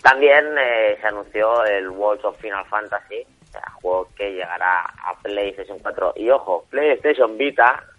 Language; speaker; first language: Spanish; non-native, local second language; Catalan